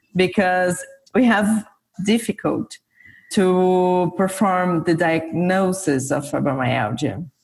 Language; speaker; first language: English; non-native, fluent; Portuguese